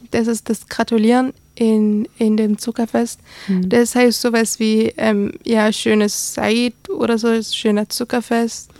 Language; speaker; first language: German; early bilingual, other home language; Arabic